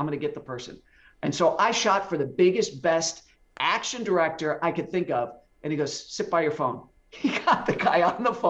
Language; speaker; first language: English; native; English